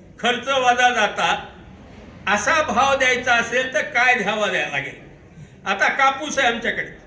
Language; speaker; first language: Marathi; non-native, local second language; Urdu